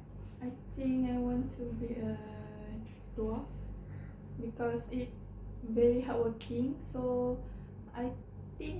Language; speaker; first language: English; non-native, learner; Malay